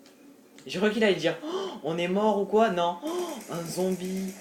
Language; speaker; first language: French; native; French